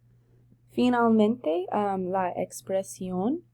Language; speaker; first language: Spanish; non-native, learner; English